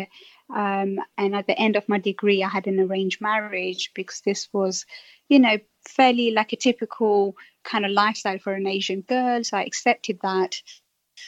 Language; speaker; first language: English; native; English